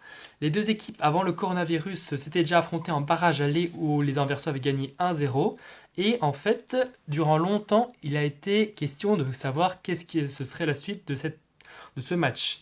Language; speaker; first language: French; native; French